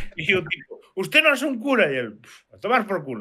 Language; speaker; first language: Spanish; native; Spanish